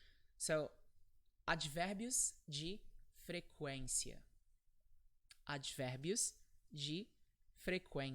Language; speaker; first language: Portuguese; non-native, fluent; English